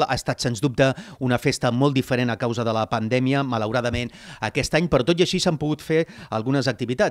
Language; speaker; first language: Catalan; native; Catalan